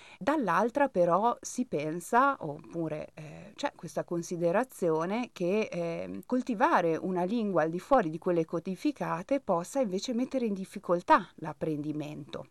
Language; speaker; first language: Italian; native; Italian